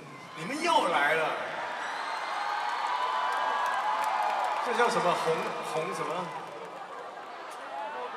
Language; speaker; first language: Chinese; non-native, local second language; Cantonese